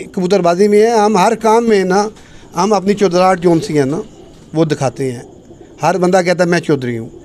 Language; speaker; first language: Urdu; native; Urdu